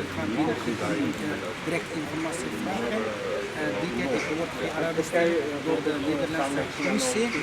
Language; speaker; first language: Dutch; non-native, learner; Uyghur